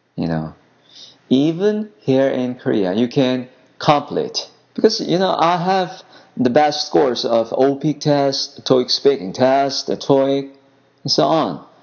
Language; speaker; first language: English; non-native, fluent; Korean